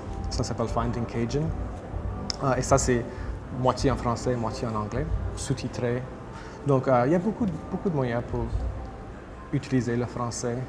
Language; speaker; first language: French; non-native, local second language; English